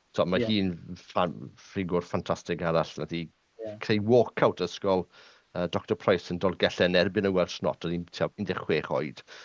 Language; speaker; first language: Welsh; non-native, local second language; English